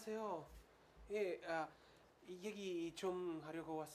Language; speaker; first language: Korean; non-native, learner; Italian